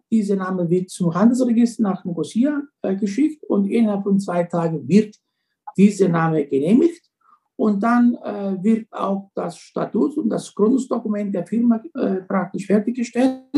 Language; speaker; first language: German; non-native, fluent; Greek